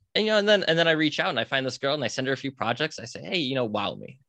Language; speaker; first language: English; native; English